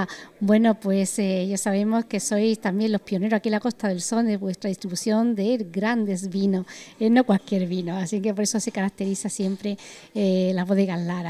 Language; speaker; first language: Spanish; native; Spanish